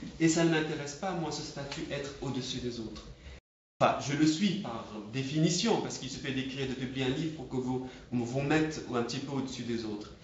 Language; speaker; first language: French; non-native, local second language; Arabic